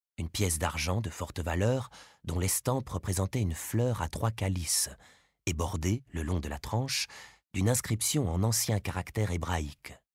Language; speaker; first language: French; native; French